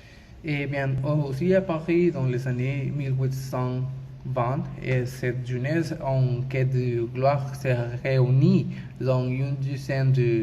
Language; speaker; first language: French; non-native, learner; Spanish